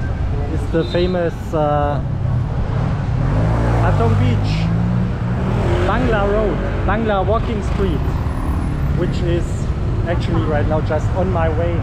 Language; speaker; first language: English; non-native, fluent; German